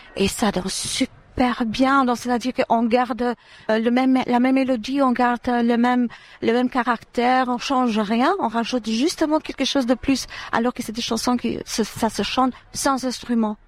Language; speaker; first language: French; non-native, fluent; Albanian